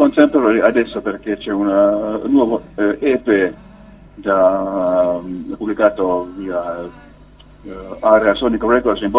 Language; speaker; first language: Italian; non-native, learner; Finnish